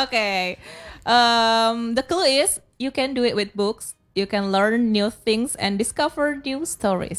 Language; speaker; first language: English; non-native, learner; Indonesian